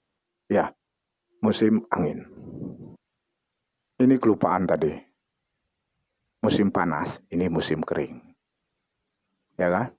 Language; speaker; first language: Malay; non-native, local second language; Achinese